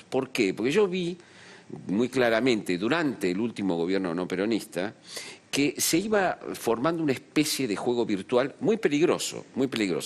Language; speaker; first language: Spanish; native; Spanish